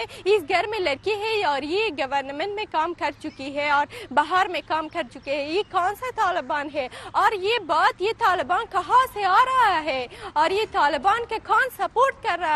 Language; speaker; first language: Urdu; non-native, learner; Pashto